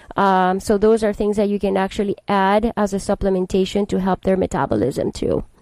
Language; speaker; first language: English; non-native, fluent; Spanish